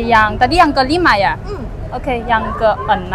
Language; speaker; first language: Indonesian; non-native, fluent; Chinese